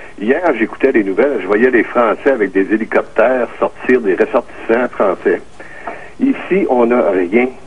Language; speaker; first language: French; native; French